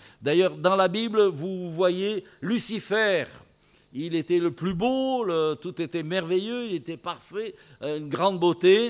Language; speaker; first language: French; native; French